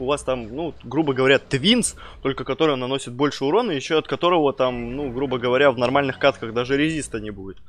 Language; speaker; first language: Russian; native; Russian